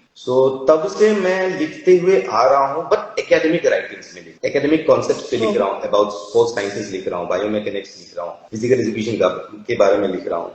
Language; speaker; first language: Hindi; non-native, local second language; Assamese